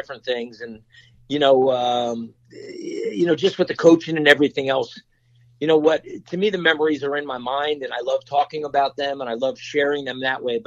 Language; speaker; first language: English; native; English